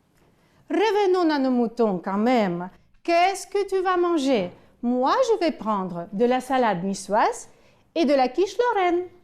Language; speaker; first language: French; non-native, fluent; Ukrainian